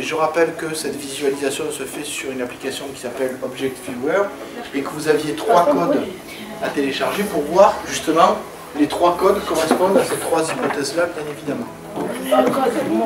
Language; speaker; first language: French; native; French